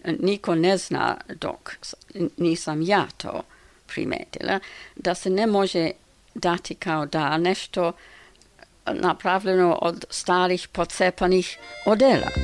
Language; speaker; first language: Serbian; non-native, fluent; English